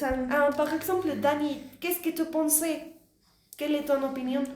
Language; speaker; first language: French; non-native, learner; Spanish